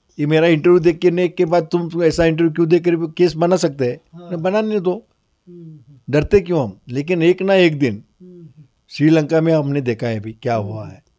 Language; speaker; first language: Hindi; non-native, local second language; Marathi